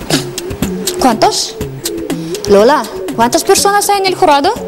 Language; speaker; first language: Spanish; non-native, learner; Russian